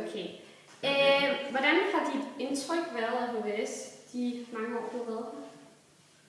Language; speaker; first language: Danish; native; Danish